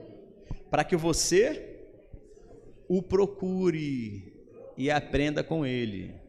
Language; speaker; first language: Portuguese; native; Portuguese